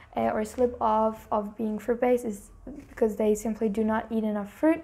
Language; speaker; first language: English; non-native, fluent; German